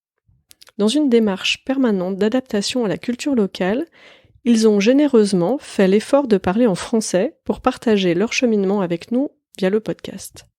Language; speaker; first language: French; native; French